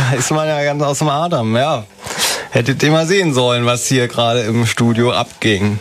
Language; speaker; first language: German; native; German